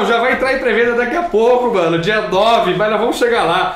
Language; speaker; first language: Portuguese; native; Portuguese